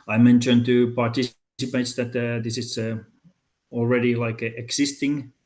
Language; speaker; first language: English; non-native, fluent; Finnish